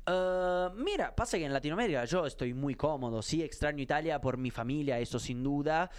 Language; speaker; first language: Spanish; non-native, fluent; Italian